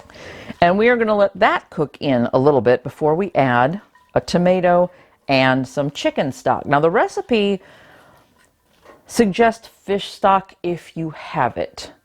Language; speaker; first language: English; native; English